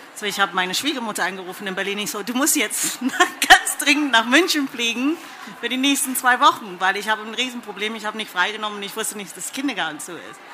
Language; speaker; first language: German; non-native, fluent; English